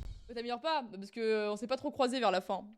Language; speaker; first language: French; native; French